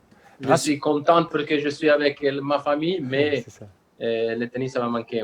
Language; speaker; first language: French; non-native, learner; Italian